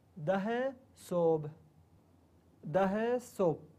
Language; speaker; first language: Persian; non-native, learner; Arabic